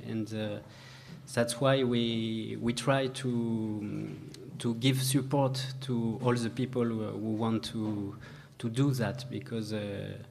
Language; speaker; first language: English; non-native, learner; French